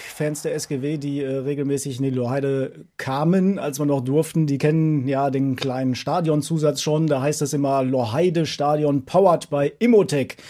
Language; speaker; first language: German; native; German